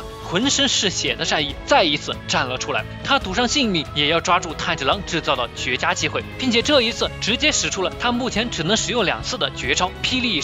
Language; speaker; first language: Chinese; native; Chinese